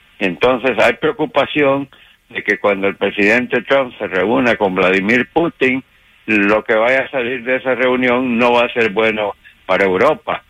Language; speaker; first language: Spanish; native; Spanish